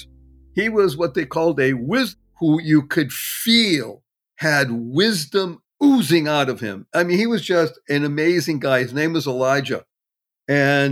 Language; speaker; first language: English; native; English